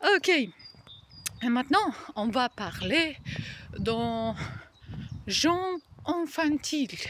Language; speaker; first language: French; non-native, learner; Ukrainian